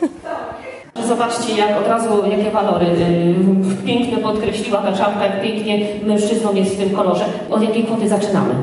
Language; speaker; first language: Polish; native; Polish